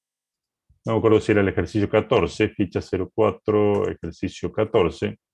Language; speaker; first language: Spanish; native; Spanish